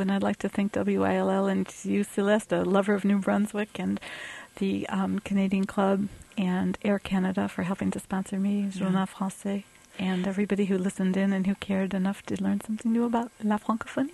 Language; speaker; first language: English; early bilingual, other home language; French